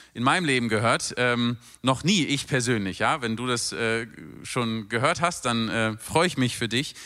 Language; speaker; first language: German; native; German